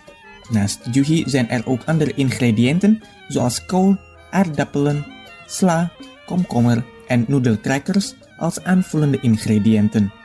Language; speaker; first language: Dutch; non-native, fluent; Indonesian